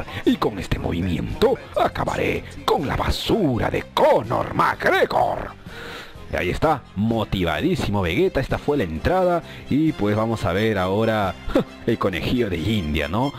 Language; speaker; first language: Spanish; native; Spanish